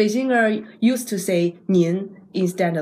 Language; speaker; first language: English; non-native, fluent; Chinese